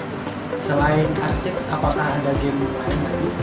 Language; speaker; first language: Indonesian; native; Indonesian